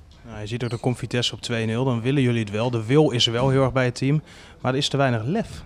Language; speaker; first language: Dutch; native; Dutch